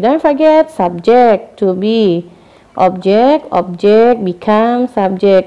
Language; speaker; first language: English; non-native, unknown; Indonesian